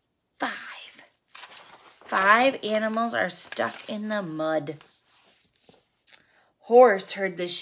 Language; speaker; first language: English; native; English